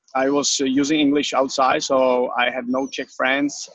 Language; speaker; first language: English; non-native, fluent; Czech